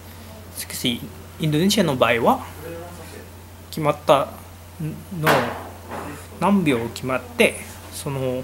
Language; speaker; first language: Japanese; non-native, learner; Indonesian